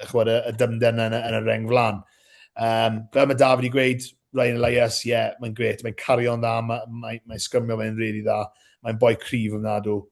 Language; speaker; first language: Welsh; native; Welsh